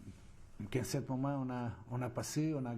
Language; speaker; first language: French; non-native, fluent; Portuguese